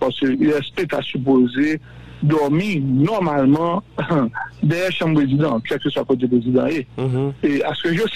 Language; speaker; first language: French; non-native, local second language; Haitian Creole